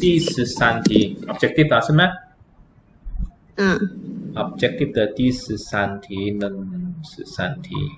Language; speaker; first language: Chinese; native; Chinese